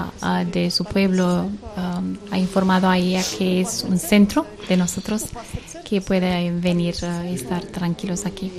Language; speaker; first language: Spanish; non-native, learner; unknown